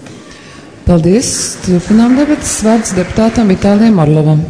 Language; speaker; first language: Latvian; native; Latvian